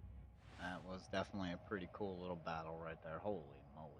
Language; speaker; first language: English; native; English